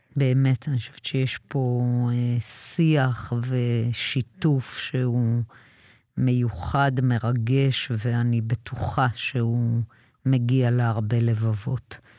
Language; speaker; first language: Hebrew; native; Hebrew